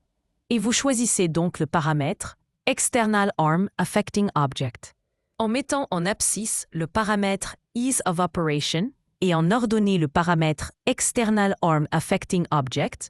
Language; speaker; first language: French; native; French